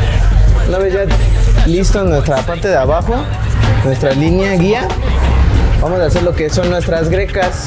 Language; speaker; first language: Spanish; native; Spanish